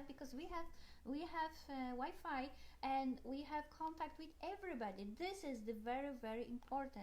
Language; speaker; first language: English; non-native, learner; Polish